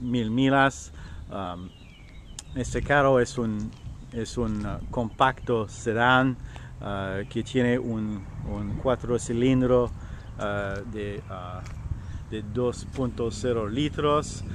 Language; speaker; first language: Spanish; non-native, learner; French